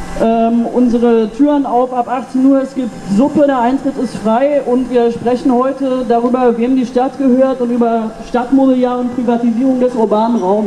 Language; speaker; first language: German; native; German